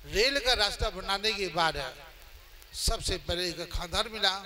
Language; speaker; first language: Hindi; non-native, fluent; Burmese